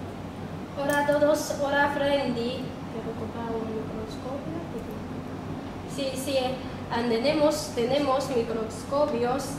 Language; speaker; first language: Spanish; non-native, learner; Chinese